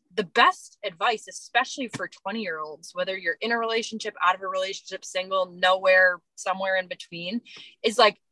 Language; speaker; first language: English; native; English